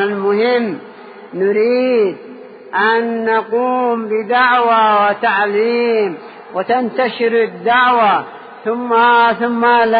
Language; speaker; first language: Arabic; native; Arabic